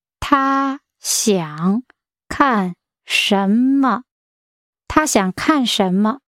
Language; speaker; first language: Chinese; non-native, learner; English